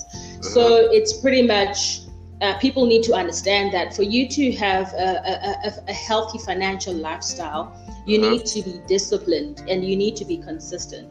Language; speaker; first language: English; non-native, local second language; Xhosa